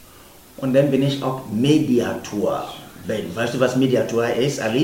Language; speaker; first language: German; non-native, fluent; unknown